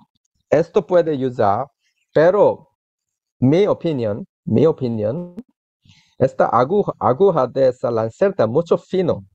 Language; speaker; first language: Spanish; non-native, learner; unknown